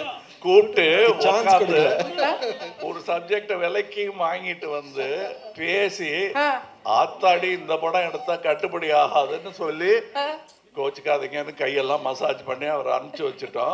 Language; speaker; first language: Tamil; native; Tamil